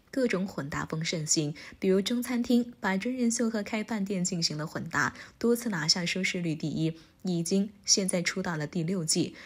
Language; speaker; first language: Chinese; native; Chinese